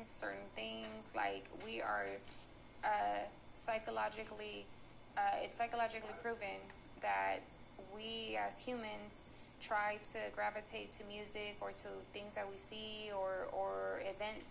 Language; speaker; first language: English; early bilingual, other home language; Spanish